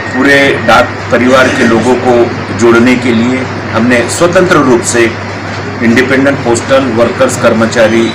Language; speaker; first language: Hindi; non-native, local second language; Marathi